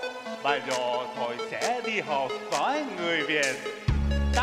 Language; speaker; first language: Vietnamese; non-native, learner; Japanese